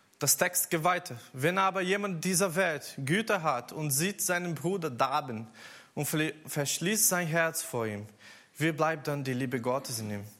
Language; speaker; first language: German; non-native, learner; Portuguese